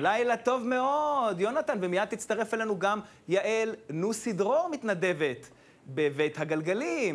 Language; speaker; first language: Hebrew; native; Hebrew